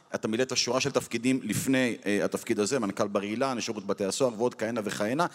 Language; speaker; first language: Hebrew; native; Hebrew